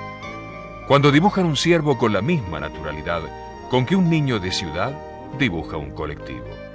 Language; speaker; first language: Spanish; native; Spanish